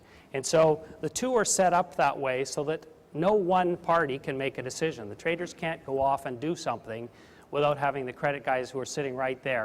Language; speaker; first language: English; native; English